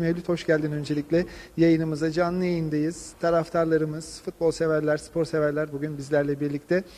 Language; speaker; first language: Turkish; native; Turkish